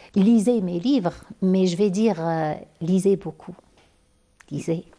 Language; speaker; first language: French; non-native, local second language; Arabic